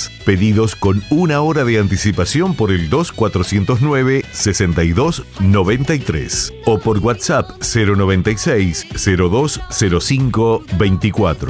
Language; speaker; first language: Spanish; native; Spanish